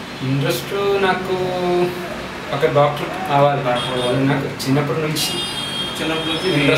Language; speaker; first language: Telugu; non-native, learner; Malayalam